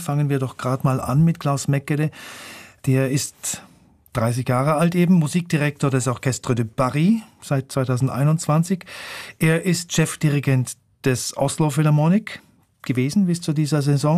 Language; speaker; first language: German; native; German